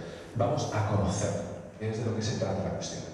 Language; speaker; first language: Spanish; native; Spanish